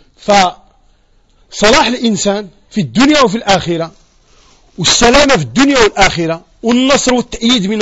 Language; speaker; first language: French; non-native, local second language; Arabic